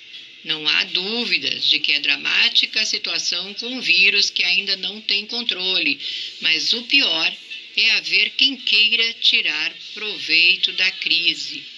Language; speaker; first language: Portuguese; native; Portuguese